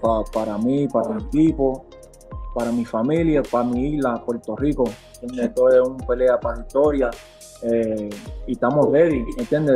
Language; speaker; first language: Spanish; early bilingual, heritage; Spanish